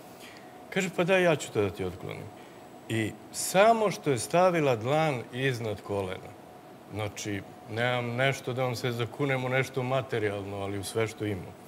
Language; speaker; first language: Serbian; native; Serbian